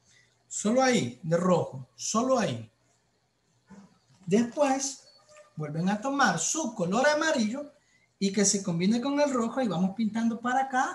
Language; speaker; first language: Spanish; native; Spanish